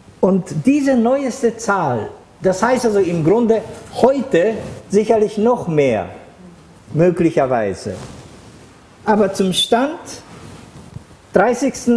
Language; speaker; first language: German; non-native, fluent; Japanese